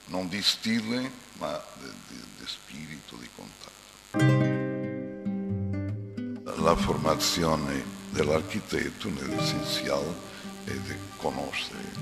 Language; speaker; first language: Italian; non-native, fluent; Portuguese